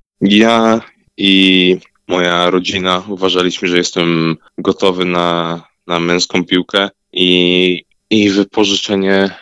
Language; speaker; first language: Polish; early bilingual, heritage; Polish